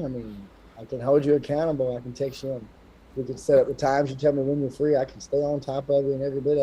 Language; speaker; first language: English; native; English